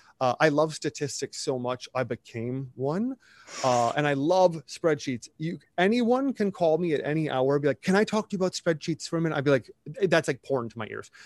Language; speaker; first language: English; native; English